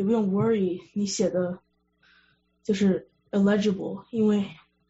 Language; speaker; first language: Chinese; early bilingual, heritage; Chinese